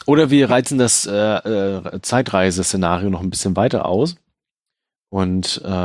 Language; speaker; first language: German; native; German